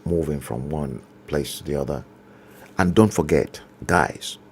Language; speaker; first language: English; non-native, local second language; Yoruba